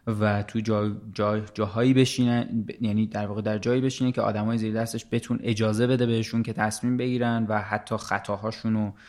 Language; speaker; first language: Persian; native; Persian